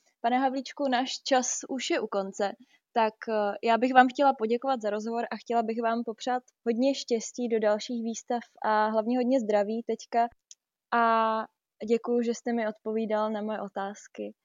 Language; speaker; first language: Czech; native; Czech